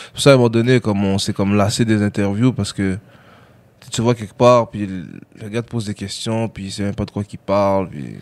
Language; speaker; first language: French; early bilingual, other home language; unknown